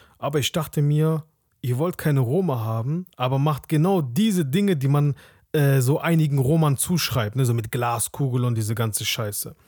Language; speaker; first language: German; early bilingual, other home language; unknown